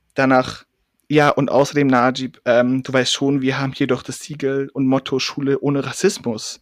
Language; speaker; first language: German; early bilingual, other home language; Persian